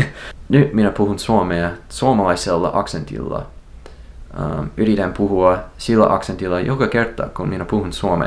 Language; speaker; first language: Finnish; non-native, learner; English